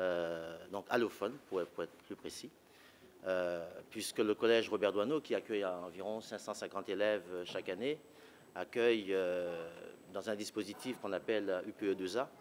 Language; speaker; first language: French; native; French